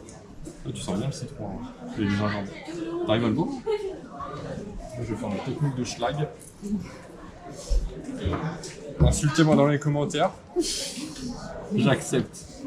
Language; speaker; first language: French; native; French